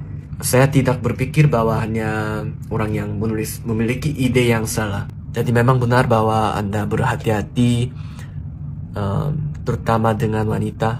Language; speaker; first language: Indonesian; non-native, learner; Korean